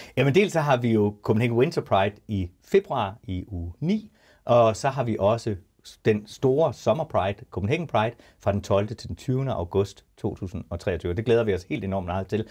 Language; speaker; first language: Danish; native; Danish